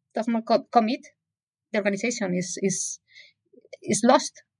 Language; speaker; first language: English; non-native, fluent; Spanish